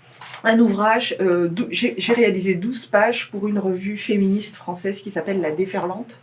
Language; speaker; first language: French; native; French